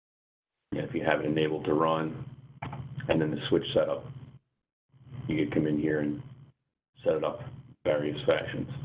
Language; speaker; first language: English; native; English